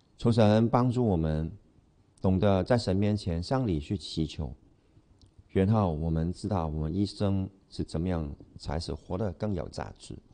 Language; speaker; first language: Chinese; non-native, local second language; Cantonese